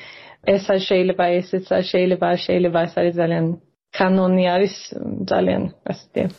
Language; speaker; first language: Georgian; early bilingual, heritage; Swedish